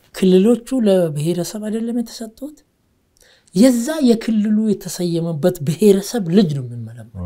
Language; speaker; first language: Amharic; non-native, local second language; Oromo